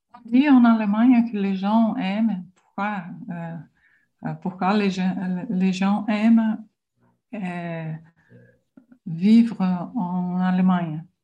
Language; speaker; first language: French; non-native, learner; Portuguese